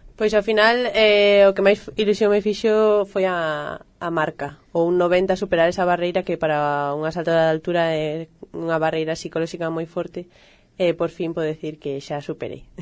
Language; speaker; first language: Galician; native; Galician